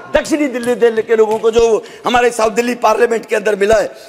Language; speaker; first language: Hindi; native; Hindi